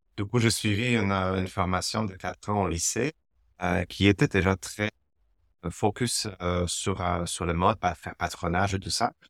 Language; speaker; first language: French; non-native, fluent; Slovak